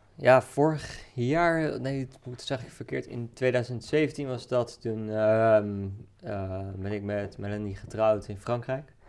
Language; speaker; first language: Dutch; native; Dutch